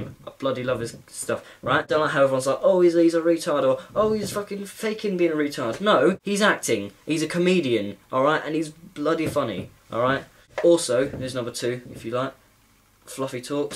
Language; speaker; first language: English; native; English